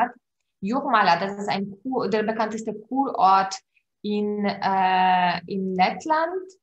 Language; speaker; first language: German; non-native, fluent; Polish